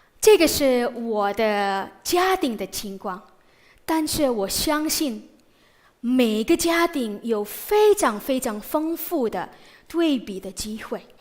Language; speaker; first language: Chinese; non-native, fluent; Indonesian